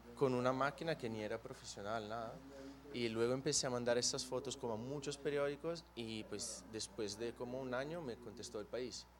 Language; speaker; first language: Spanish; non-native, fluent; Portuguese